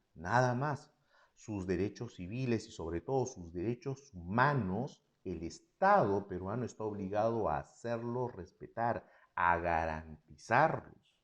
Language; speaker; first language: Spanish; native; Spanish